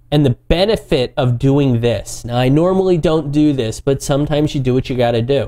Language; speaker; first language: English; native; English